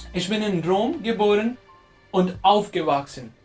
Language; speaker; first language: German; non-native, fluent; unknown